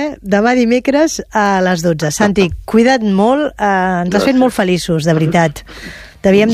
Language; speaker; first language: Catalan; native; Catalan